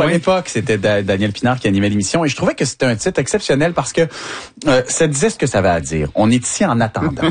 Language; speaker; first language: French; native; French